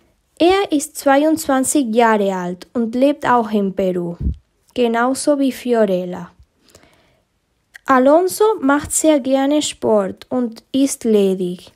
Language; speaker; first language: German; early bilingual, heritage; German